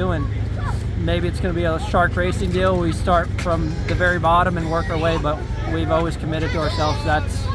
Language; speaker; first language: English; native; English